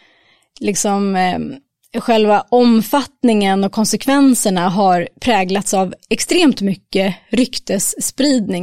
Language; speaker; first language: Swedish; native; Swedish